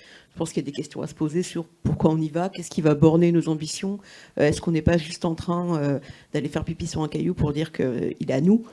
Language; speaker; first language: French; native; French